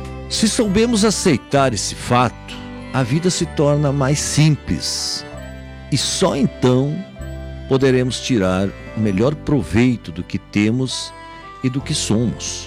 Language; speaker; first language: Portuguese; native; Portuguese